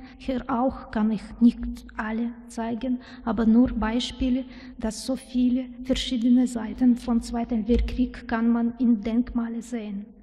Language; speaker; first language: German; non-native, learner; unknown